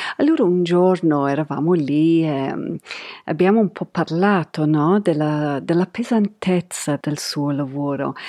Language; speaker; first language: Italian; non-native, fluent; English